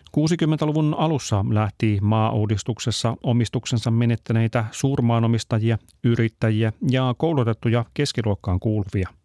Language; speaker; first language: Finnish; native; Finnish